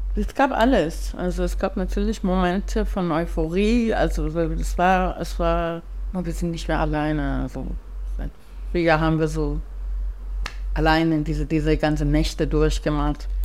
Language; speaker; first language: German; non-native, fluent; Persian